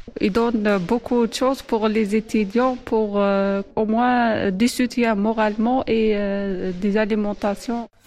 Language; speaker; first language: French; non-native, local second language; Arabic